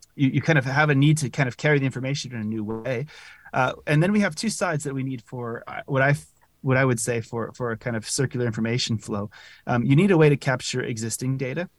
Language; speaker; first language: English; native; English